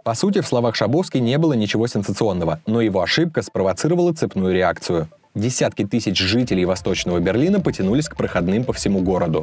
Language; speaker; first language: Russian; native; Russian